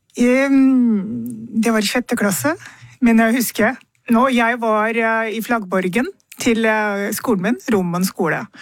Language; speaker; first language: Norwegian; early bilingual, other home language; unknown